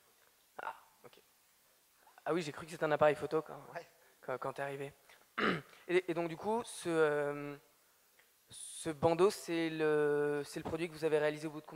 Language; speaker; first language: French; native; French